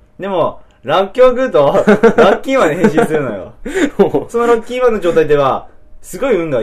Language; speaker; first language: Japanese; native; Japanese